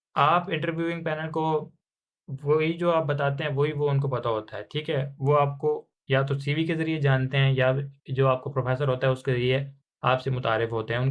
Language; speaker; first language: Urdu; non-native, local second language; Punjabi